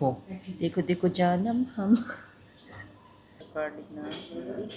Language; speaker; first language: Hindi; non-native, learner; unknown